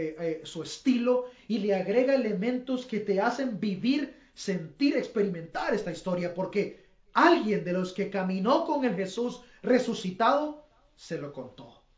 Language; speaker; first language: Spanish; native; Spanish